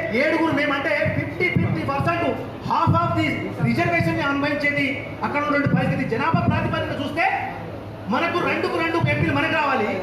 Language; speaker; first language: Telugu; non-native, local second language; Lambadi